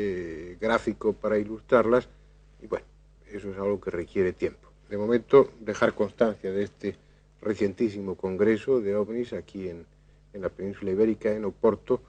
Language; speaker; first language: Spanish; native; Spanish